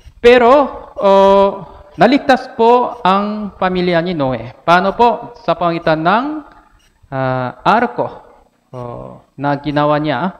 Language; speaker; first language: Filipino; non-native, fluent; Korean